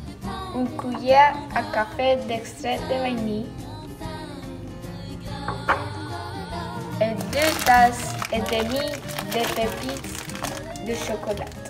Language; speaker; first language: French; non-native, learner; English